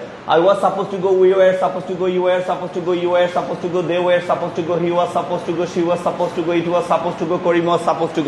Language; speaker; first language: English; non-native, local second language; Bangla